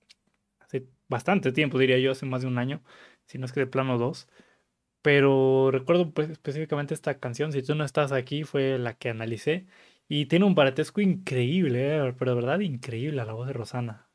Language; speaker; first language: Spanish; native; Spanish